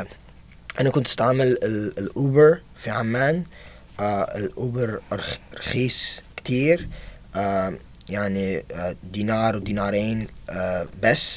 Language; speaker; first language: Arabic; non-native, learner; English